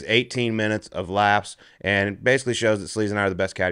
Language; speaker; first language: English; native; English